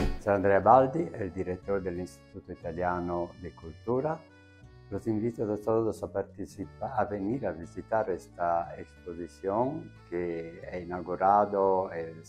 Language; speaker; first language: Spanish; non-native, fluent; Italian